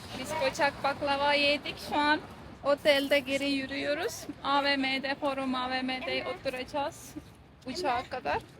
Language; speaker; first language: Turkish; non-native, fluent; Estonian